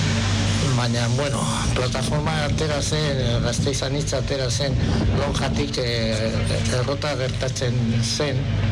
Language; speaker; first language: Basque; non-native, local second language; Spanish